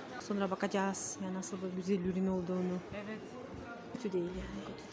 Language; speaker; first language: Turkish; non-native, fluent; Kyrgyz